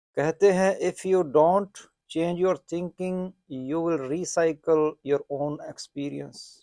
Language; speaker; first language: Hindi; non-native, local second language; Punjabi